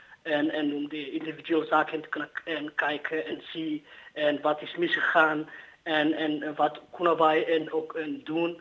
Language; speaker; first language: Dutch; non-native, learner; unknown